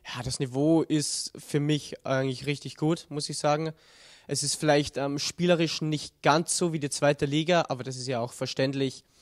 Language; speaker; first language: German; native; German